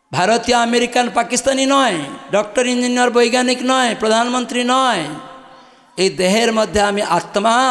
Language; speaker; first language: Bangla; non-native, fluent; Odia